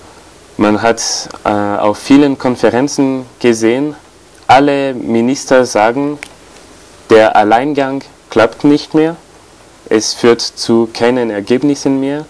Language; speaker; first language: German; non-native, fluent; French